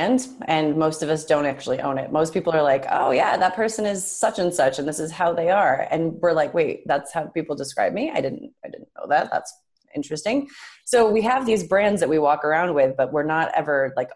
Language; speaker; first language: English; native; English